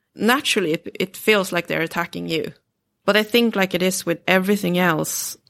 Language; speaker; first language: English; early bilingual, other home language; Swedish